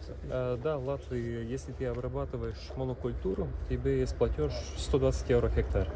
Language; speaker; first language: Russian; non-native, learner; Latvian